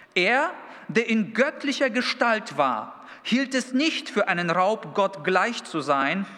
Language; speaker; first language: German; early bilingual, other home language; Russian